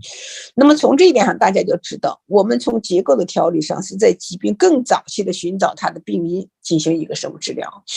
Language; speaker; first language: Chinese; native; Chinese